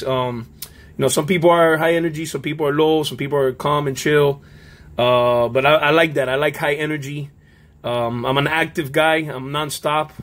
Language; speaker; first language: English; native; English